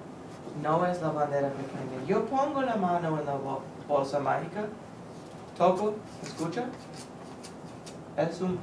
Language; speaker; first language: Spanish; non-native, fluent; English